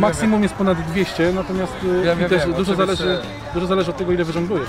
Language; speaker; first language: Polish; native; Polish